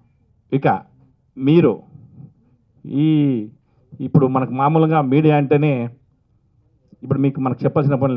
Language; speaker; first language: Telugu; native; Telugu